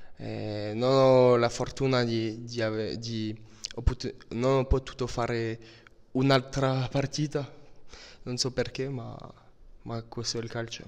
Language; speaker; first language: Italian; non-native, learner; French